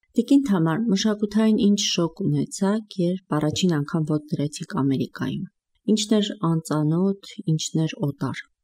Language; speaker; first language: Armenian; native; Armenian